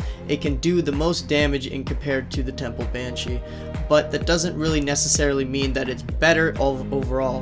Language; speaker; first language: English; native; English